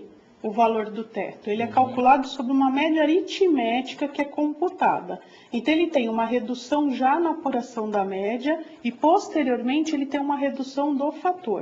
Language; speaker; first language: Portuguese; native; Portuguese